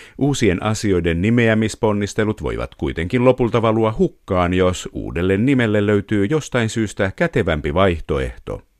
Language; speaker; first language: Finnish; native; Finnish